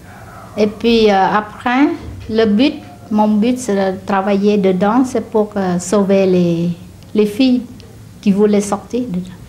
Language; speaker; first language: French; non-native, learner; Khmer